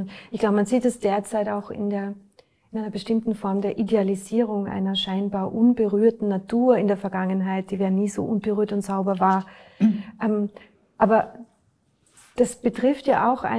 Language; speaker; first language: German; native; German